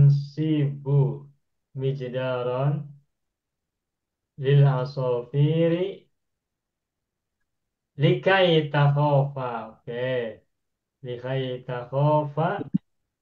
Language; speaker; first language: Arabic; non-native, fluent; Indonesian